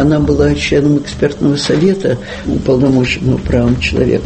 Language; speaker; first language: Russian; native; Russian